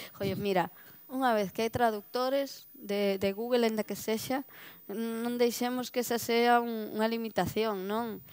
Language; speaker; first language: Galician; native; Galician